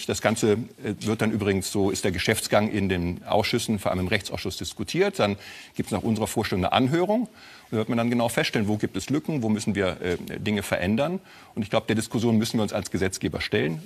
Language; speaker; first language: German; native; German